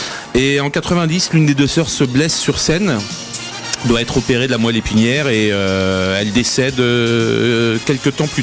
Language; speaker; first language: French; native; French